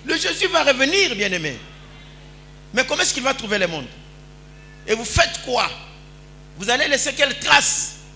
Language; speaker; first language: French; non-native, local second language; Lingala